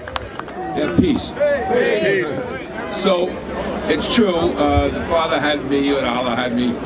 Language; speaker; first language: English; native; English